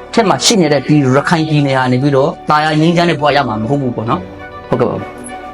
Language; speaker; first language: Burmese; non-native, local second language; Rohingya